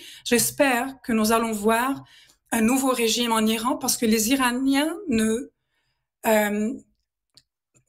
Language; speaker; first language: French; non-native, local second language; Arabic